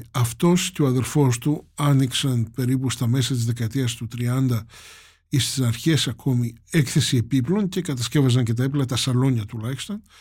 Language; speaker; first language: Greek; native; Greek